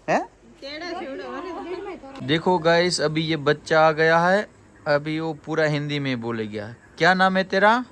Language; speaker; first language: Hindi; non-native, local second language; Gujarati